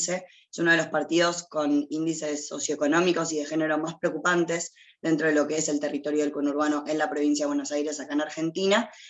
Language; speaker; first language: Spanish; native; Spanish